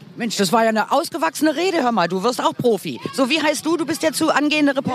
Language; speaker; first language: German; native; German